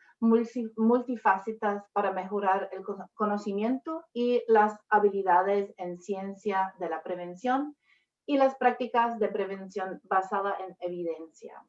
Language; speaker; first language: Spanish; non-native, fluent; English